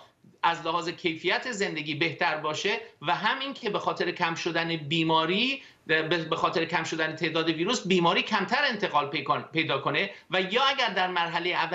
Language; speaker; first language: Persian; native; Persian